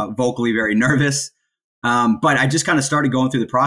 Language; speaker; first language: English; native; English